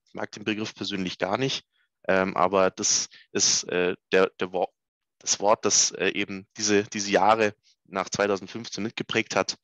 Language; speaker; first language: German; native; German